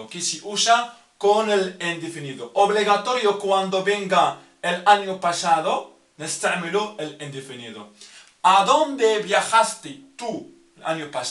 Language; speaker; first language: Spanish; non-native, fluent; Arabic